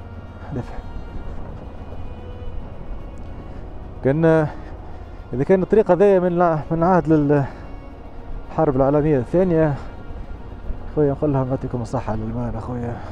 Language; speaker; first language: Arabic; native; Arabic